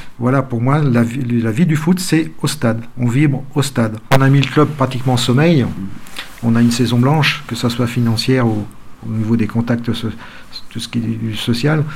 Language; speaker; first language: French; native; French